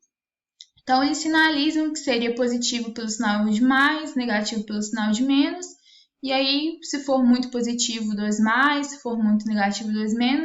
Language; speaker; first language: Portuguese; native; Portuguese